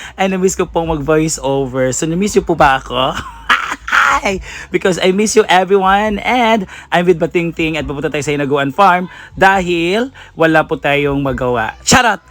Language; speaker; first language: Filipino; non-native, local second language; Cebuano